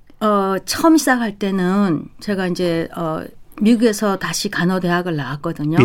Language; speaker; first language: Korean; native; Korean